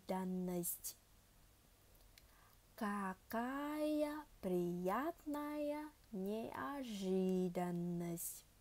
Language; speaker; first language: Russian; non-native, fluent; Vietnamese